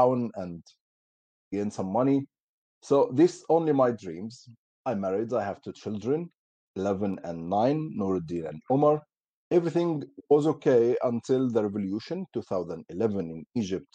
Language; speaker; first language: English; non-native, fluent; Arabic